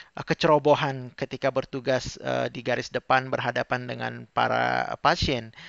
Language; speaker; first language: Indonesian; native; Indonesian